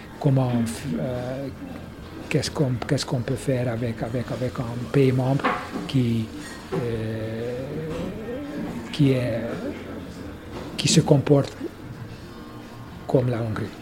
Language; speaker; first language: French; non-native, fluent; Hungarian